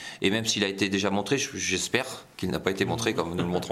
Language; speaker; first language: French; native; French